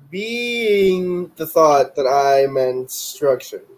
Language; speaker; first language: English; non-native, fluent; Spanish